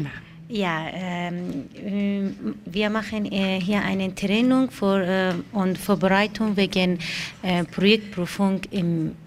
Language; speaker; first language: German; non-native, learner; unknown